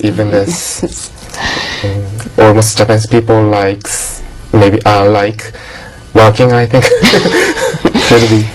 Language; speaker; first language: English; non-native, learner; Japanese